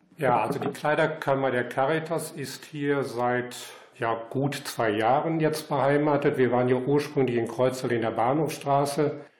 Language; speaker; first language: German; native; German